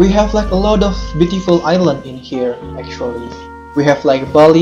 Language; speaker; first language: English; non-native, learner; Indonesian